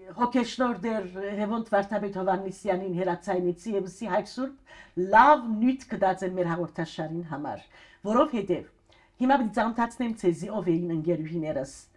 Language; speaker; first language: Armenian; early bilingual, heritage; Armenian